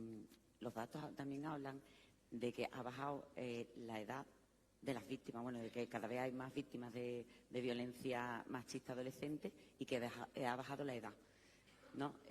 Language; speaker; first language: Spanish; native; Spanish